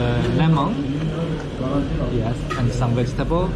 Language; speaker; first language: English; non-native, learner; Chinese